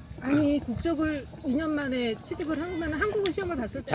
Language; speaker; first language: Korean; native; Korean